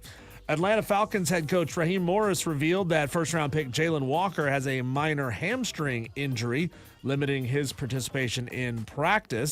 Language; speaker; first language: English; native; English